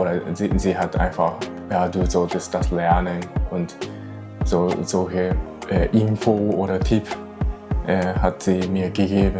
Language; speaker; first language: German; non-native, learner; Japanese